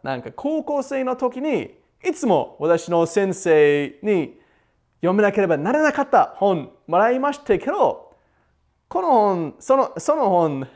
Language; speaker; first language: Japanese; non-native, learner; English